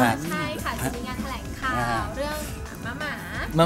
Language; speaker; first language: Thai; native; Thai